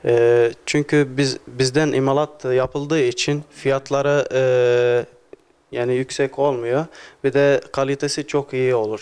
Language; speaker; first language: Turkish; non-native, learner; Arabic